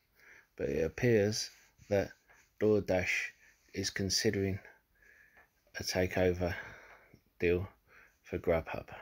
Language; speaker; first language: English; native; English